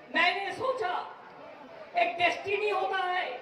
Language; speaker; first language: Hindi; non-native, local second language; Bangla